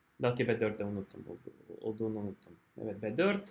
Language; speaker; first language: Turkish; non-native, fluent; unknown